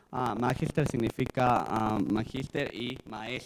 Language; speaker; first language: Spanish; native; Spanish